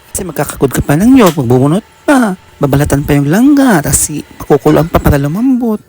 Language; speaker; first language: Filipino; native; Filipino